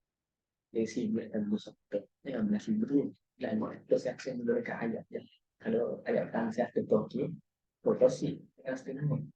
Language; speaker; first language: Malay; native; Malay